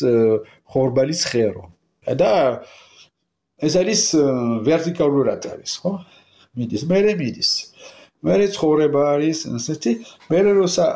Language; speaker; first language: Georgian; non-native, learner; French